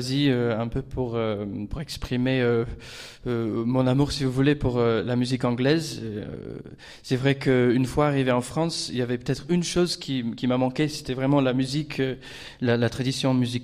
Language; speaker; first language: French; non-native, fluent; English